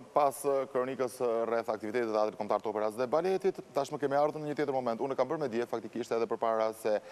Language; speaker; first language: Albanian; native; Albanian